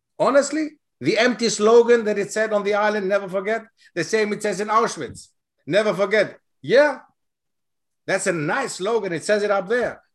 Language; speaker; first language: English; non-native, fluent; Greek